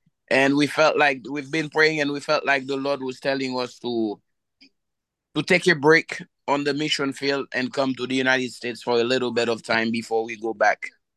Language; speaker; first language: English; non-native, fluent; Haitian Creole